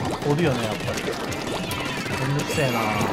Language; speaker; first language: Japanese; native; Japanese